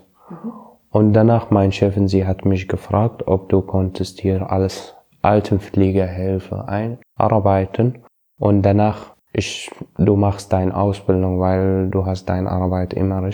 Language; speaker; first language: German; non-native, learner; Arabic